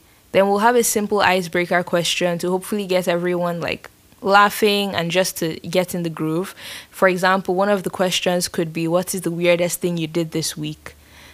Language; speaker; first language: English; non-native, local second language; Yoruba